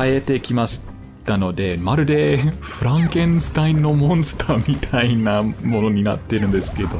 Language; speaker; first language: Japanese; non-native, fluent; English